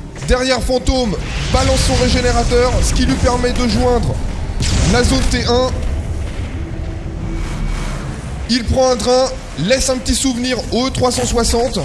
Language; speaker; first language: French; native; French